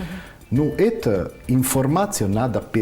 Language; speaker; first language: Russian; non-native, fluent; Italian